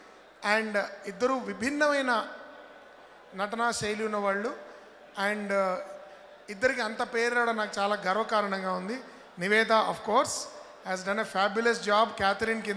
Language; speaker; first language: Telugu; native; Telugu